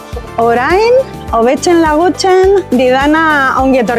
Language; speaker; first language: Basque; non-native, learner; Spanish